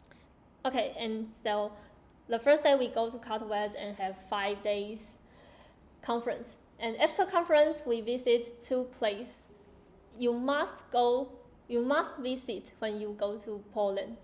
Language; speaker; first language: English; non-native, learner; Chinese